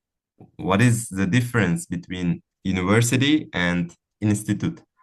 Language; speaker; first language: English; non-native, fluent; Uzbek